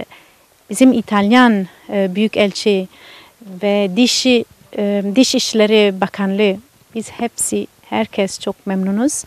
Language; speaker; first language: Turkish; non-native, learner; Italian